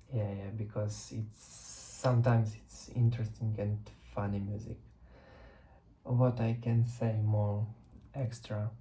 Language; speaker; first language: English; non-native, learner; Russian